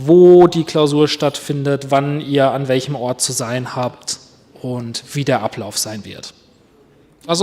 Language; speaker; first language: German; native; German